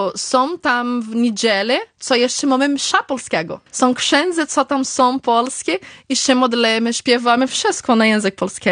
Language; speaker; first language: Polish; early bilingual, heritage; Portuguese